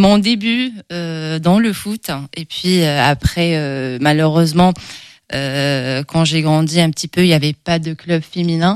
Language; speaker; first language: French; non-native, local second language; Arabic